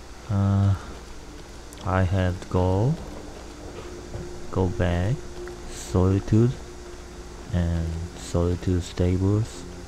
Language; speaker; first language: English; non-native, learner; Korean